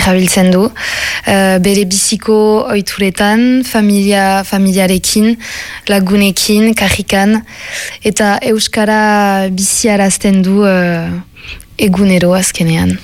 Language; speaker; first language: Basque; non-native, local second language; French